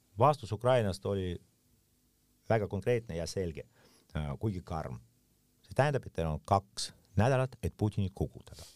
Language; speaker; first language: Estonian; non-native, local second language; Russian